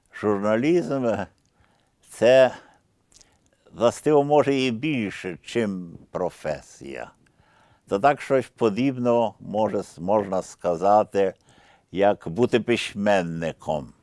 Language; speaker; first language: Ukrainian; early bilingual, heritage; Ukrainian